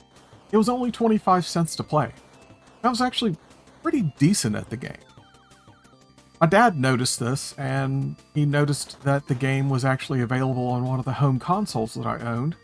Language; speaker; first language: English; native; English